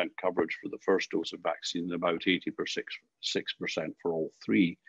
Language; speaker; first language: English; native; English